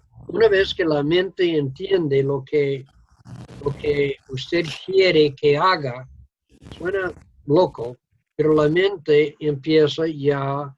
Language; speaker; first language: Spanish; non-native, fluent; English